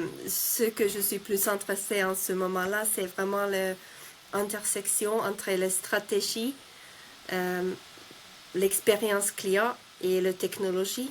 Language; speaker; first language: French; non-native, fluent; Finnish